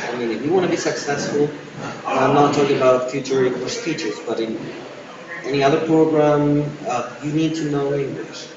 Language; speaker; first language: English; non-native, fluent; Spanish